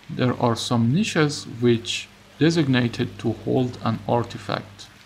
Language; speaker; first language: English; non-native, fluent; Persian